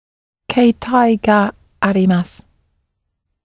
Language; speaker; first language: Japanese; non-native, learner; English